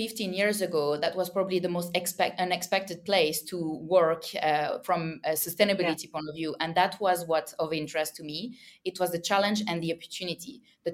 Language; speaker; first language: English; non-native, fluent; French